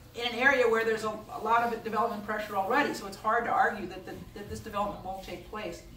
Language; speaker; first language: English; native; English